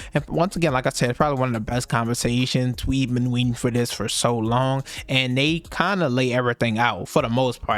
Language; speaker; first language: English; native; English